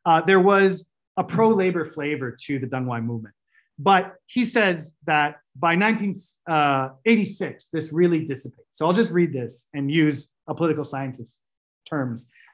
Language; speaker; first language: English; native; English